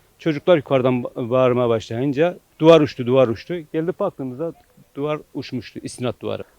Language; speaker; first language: Turkish; native; Turkish